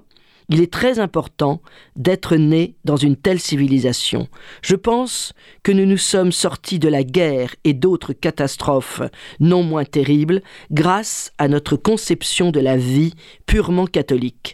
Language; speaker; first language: French; native; French